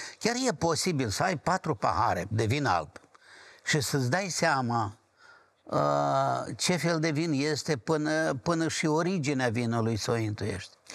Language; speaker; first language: Romanian; native; Romanian